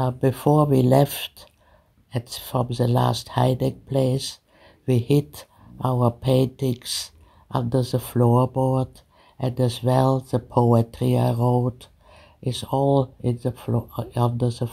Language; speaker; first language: English; early bilingual, other home language; German